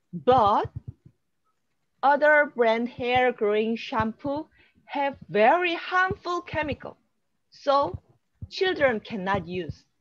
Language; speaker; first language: English; non-native, learner; Korean